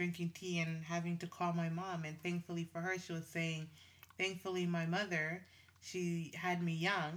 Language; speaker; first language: English; non-native, local second language; Swahili